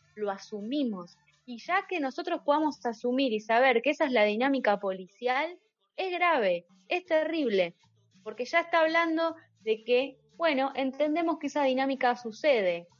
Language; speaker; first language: Spanish; native; Spanish